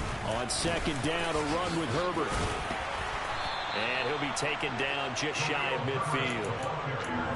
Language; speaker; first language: English; native; English